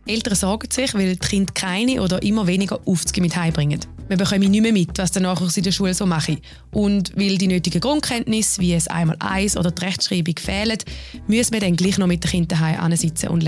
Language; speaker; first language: German; native; German